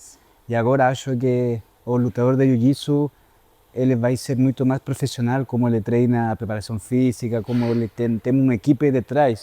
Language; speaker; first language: Portuguese; non-native, fluent; Spanish